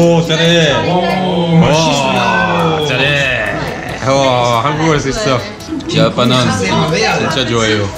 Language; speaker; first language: Korean; non-native, learner; French